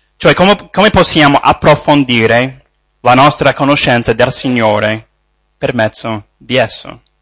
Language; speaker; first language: Italian; non-native, fluent; English